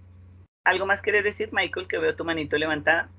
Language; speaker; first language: Spanish; native; Spanish